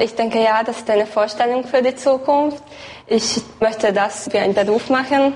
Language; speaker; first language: German; non-native, local second language; Hungarian